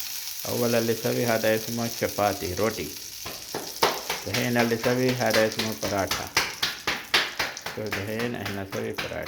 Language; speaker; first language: Arabic; non-native, learner; Urdu